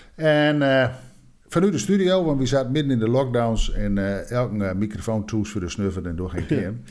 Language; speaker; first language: Dutch; non-native, local second language; Low German